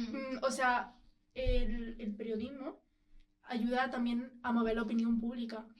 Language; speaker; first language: Spanish; native; Spanish